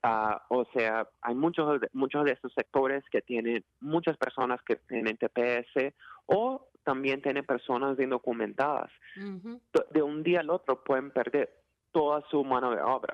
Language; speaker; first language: Spanish; non-native, fluent; Portuguese